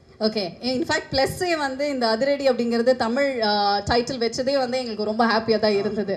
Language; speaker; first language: Tamil; native; Tamil